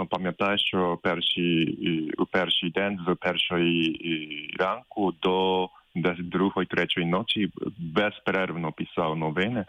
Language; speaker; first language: Ukrainian; non-native, fluent; Japanese